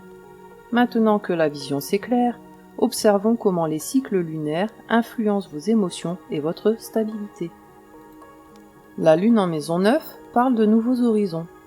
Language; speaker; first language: French; native; French